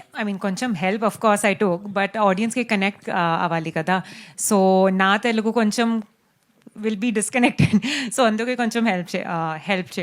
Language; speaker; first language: Telugu; non-native, learner; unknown